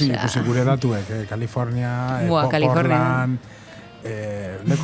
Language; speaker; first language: Basque; native; Basque